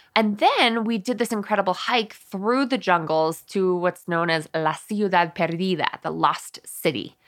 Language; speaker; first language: English; early bilingual, other home language; Spanish